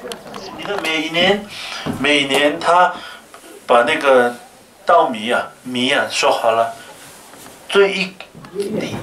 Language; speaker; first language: Chinese; non-native, fluent; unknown